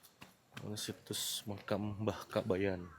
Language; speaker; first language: Indonesian; native; Indonesian